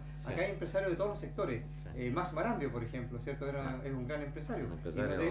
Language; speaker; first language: Spanish; native; Spanish